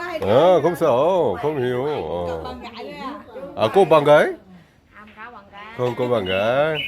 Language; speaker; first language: Vietnamese; non-native, learner; Korean